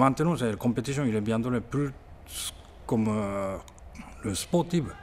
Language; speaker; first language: French; non-native, learner; Japanese